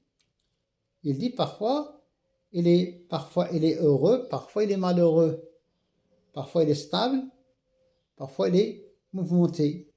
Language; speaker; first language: French; non-native, local second language; Arabic